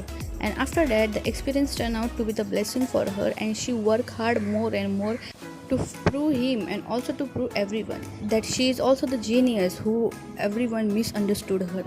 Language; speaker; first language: English; non-native, fluent; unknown